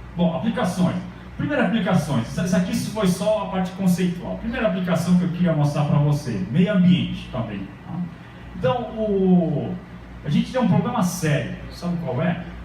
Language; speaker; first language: Portuguese; early bilingual, other home language; Japanese